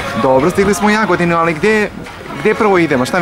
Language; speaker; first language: Bosnian; native; Bosnian